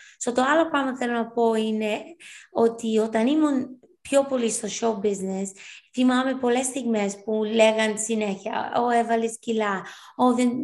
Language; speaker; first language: Greek; early bilingual, heritage; Greek